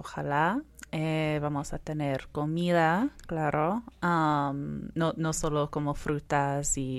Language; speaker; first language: Spanish; non-native, fluent; English